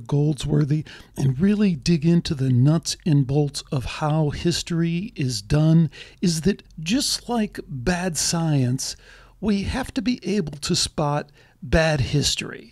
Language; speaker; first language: English; native; English